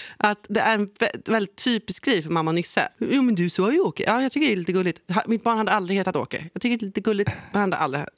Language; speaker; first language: Swedish; native; Swedish